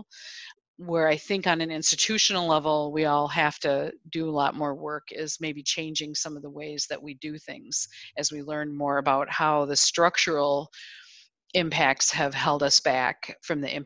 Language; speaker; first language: English; native; English